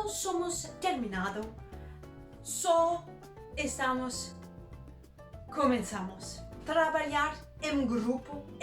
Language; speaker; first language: Portuguese; non-native, learner; Danish